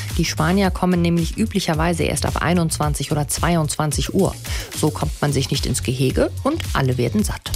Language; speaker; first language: German; native; German